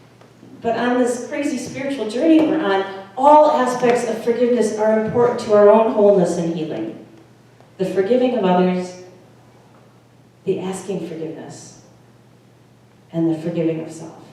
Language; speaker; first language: English; native; English